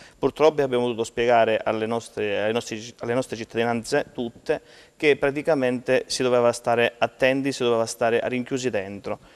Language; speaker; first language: Italian; native; Italian